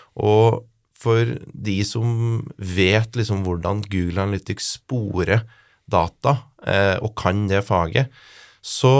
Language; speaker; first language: Norwegian; native; Norwegian